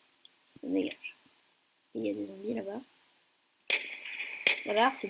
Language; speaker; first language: French; native; French